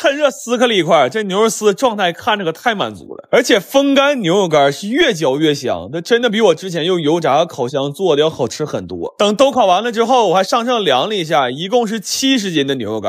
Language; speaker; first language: Chinese; native; Chinese